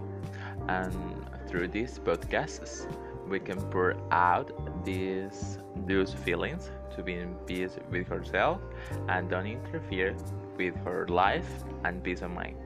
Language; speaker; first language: English; non-native, learner; Spanish